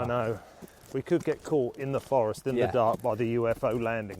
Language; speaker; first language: English; native; English